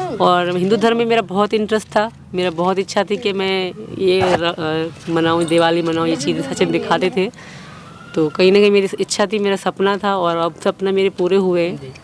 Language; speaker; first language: Urdu; non-native, local second language; Sindhi